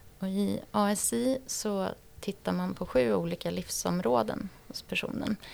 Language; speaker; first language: Swedish; native; Swedish